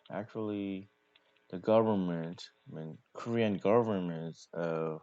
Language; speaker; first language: English; non-native, learner; Korean